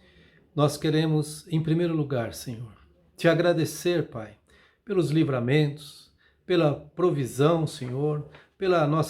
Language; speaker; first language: Portuguese; native; Portuguese